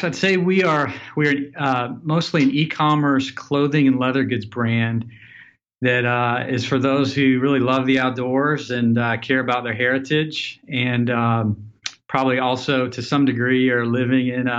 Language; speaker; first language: English; native; English